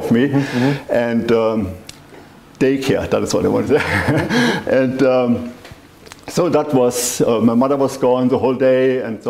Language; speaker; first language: English; non-native, fluent; German